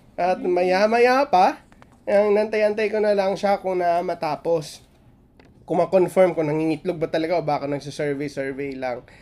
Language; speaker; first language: Filipino; non-native, local second language; Hiligaynon